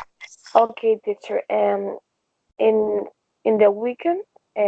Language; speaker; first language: English; non-native, learner; Spanish